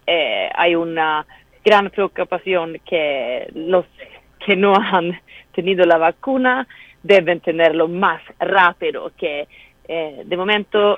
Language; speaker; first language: Spanish; non-native, fluent; Swedish